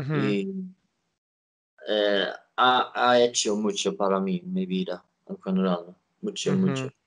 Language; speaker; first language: Spanish; non-native, learner; Swedish